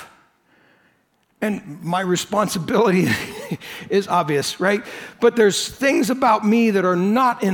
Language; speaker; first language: English; native; English